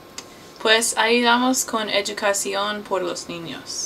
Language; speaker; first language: Spanish; non-native, learner; English